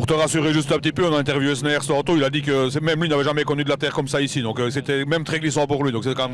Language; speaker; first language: French; native; French